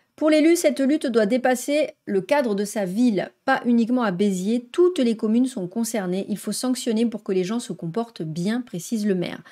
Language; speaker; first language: French; native; French